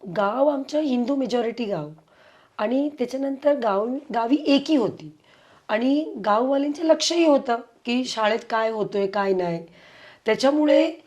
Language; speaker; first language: Marathi; early bilingual, heritage; Konkani